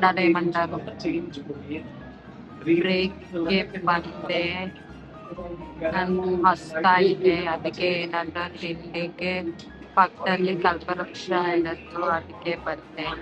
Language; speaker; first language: Kannada; non-native, learner; Telugu